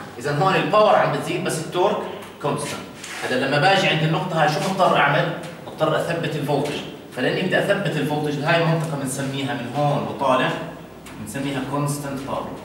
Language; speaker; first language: Arabic; native; Arabic